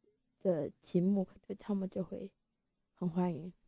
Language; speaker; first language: Chinese; early bilingual, heritage; Chinese